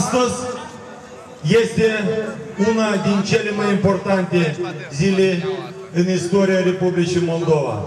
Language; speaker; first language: Romanian; non-native, local second language; Russian